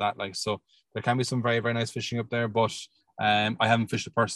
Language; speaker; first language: English; native; English